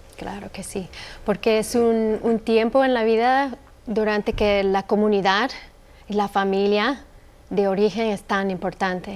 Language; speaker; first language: Spanish; non-native, fluent; English